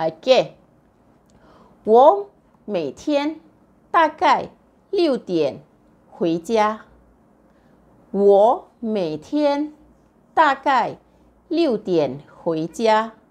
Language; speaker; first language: Chinese; non-native, local second language; Malay